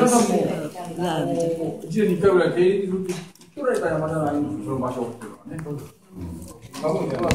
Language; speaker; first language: Japanese; native; Japanese